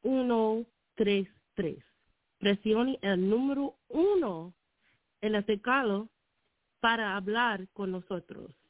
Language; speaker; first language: Spanish; non-native, learner; English